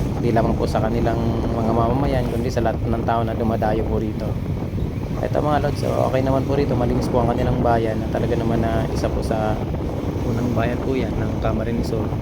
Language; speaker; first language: Filipino; non-native, local second language; Bikol